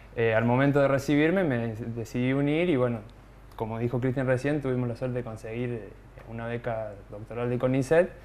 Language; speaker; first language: Spanish; native; Spanish